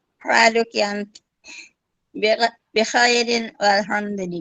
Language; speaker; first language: Arabic; non-native, learner; Divehi